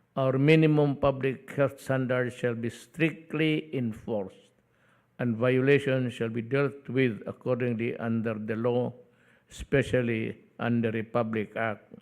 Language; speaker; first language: English; non-native, local second language; Cebuano